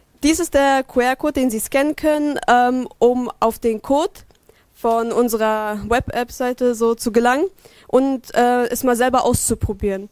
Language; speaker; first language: German; native; German